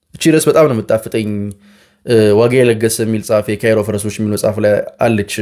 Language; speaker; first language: Amharic; native; Amharic